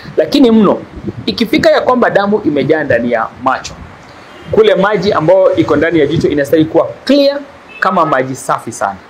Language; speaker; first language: Swahili; non-native, local second language; Kikuyu